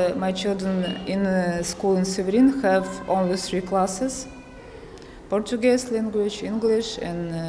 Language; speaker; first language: English; non-native, learner; Ukrainian